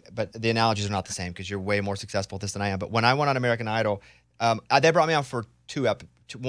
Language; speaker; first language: English; native; English